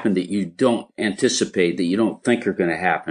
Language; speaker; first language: English; native; English